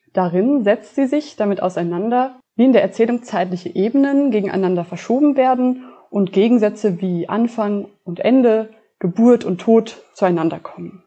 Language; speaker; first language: German; native; German